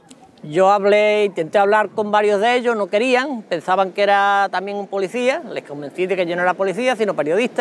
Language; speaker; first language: Spanish; native; Spanish